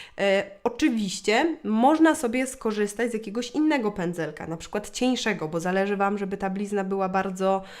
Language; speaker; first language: Polish; native; Polish